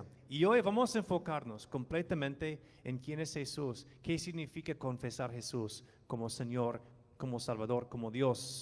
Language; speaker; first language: Spanish; non-native, fluent; English